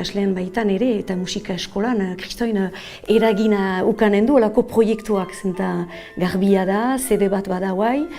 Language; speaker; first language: Basque; native; Basque